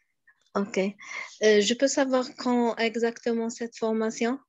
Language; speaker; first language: French; non-native, learner; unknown